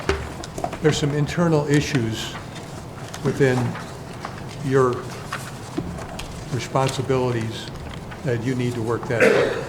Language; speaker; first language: English; native; English